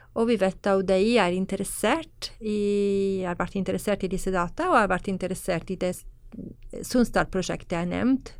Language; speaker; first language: Norwegian; non-native, fluent; Italian